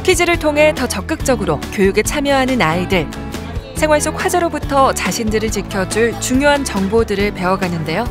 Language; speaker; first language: Korean; native; Korean